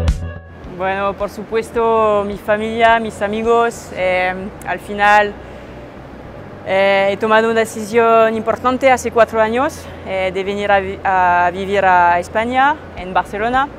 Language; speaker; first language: Spanish; non-native, fluent; French